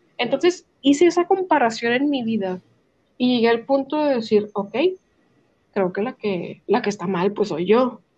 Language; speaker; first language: Spanish; native; Spanish